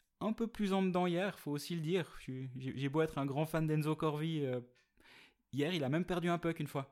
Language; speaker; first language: French; native; French